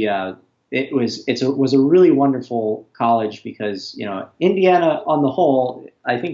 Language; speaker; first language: English; native; English